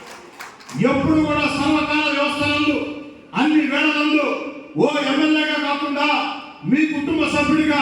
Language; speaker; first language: Telugu; native; Telugu